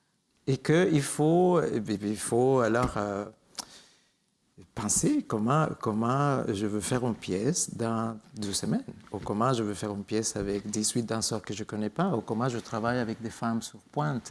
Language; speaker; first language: French; non-native, fluent; Spanish